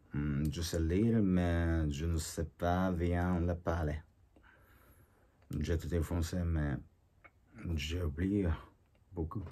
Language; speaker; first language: French; non-native, learner; Japanese